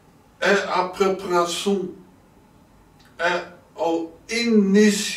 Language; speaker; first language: Portuguese; non-native, learner; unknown